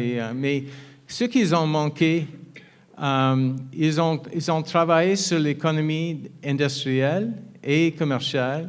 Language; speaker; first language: French; non-native, fluent; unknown